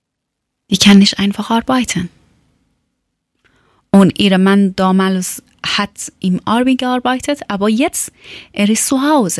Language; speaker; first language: German; non-native, learner; Persian